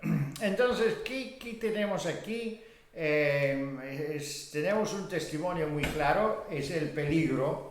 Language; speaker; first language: Spanish; non-native, fluent; Bulgarian